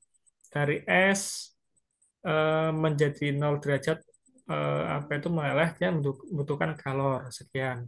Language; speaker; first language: Indonesian; native; Indonesian